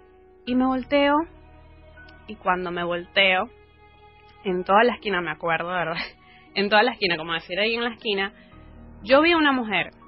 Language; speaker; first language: Spanish; native; Spanish